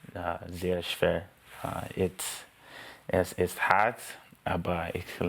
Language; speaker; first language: German; non-native, learner; English